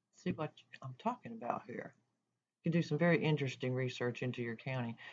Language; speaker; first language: English; native; English